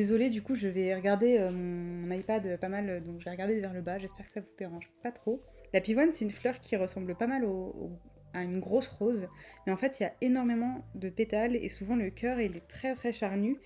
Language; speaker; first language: French; native; French